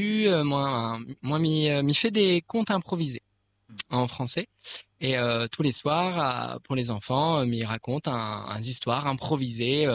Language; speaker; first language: French; native; French